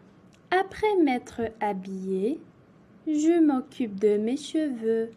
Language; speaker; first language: French; non-native, local second language; Arabic